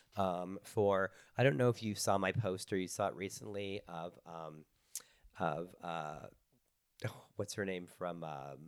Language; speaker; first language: English; native; English